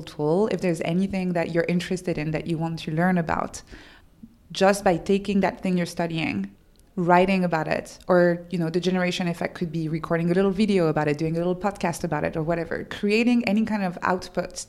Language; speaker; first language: English; non-native, fluent; French